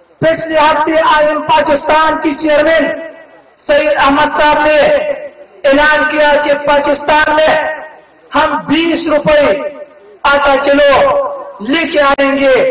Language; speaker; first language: Urdu; non-native, local second language; Pashto